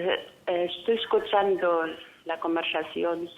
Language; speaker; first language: Spanish; non-native, fluent; Arabic